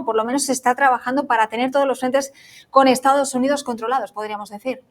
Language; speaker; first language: Spanish; native; Spanish